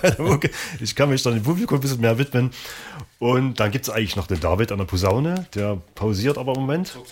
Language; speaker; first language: German; native; German